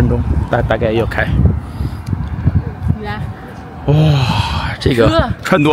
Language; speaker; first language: Chinese; native; Chinese